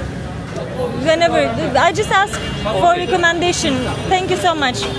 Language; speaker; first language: English; non-native, learner; Turkish